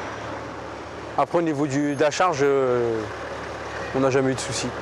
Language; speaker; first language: French; native; French